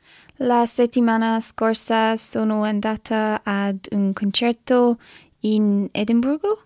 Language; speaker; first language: Italian; non-native, learner; English